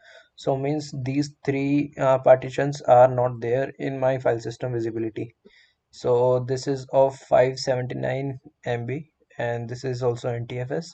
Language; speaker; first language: English; non-native, local second language; Hindi